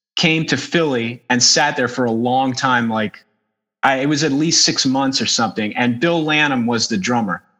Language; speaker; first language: English; native; English